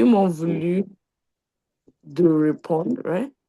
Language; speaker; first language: French; non-native, learner; English